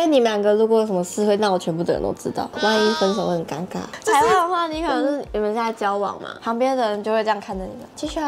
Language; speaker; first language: Chinese; native; Chinese